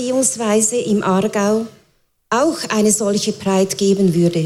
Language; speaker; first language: German; native; German